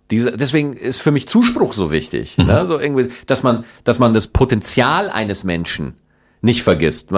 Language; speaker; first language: German; native; German